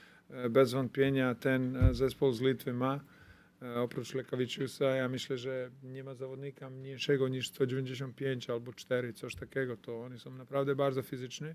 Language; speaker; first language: Polish; non-native, fluent; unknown